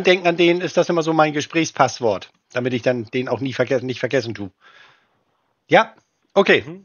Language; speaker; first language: German; native; German